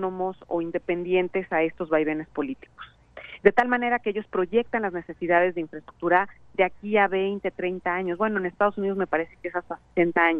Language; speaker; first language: Spanish; native; Spanish